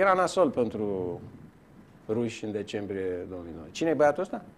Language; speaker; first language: Romanian; native; Romanian